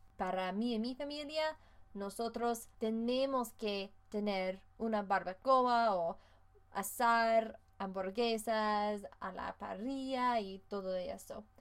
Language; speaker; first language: Spanish; non-native, fluent; English